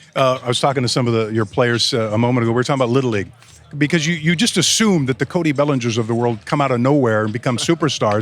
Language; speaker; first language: English; native; English